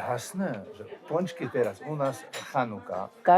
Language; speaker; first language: Polish; non-native, learner; Hebrew